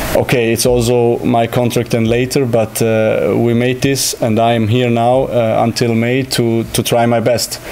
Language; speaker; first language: English; non-native, fluent; German